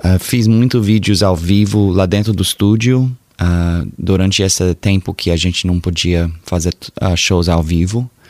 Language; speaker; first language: Portuguese; early bilingual, heritage; Portuguese